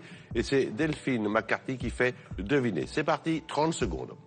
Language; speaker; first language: French; native; French